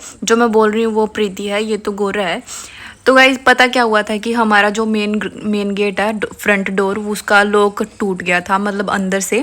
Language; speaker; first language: Hindi; native; Hindi